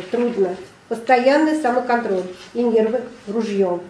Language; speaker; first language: Russian; native; Russian